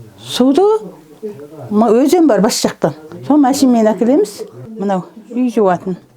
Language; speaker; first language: Kazakh; native; Kazakh